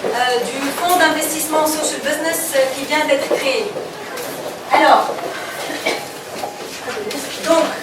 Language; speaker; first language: French; native; French